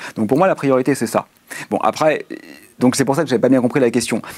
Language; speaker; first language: French; native; French